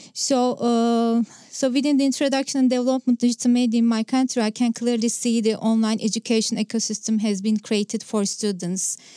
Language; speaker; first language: English; non-native, fluent; Turkish